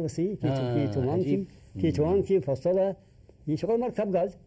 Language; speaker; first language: Arabic; native; Arabic